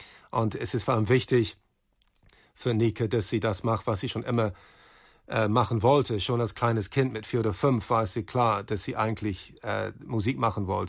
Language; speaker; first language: German; non-native, fluent; English